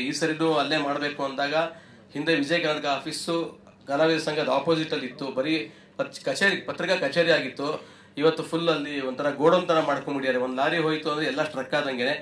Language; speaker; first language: Kannada; native; Kannada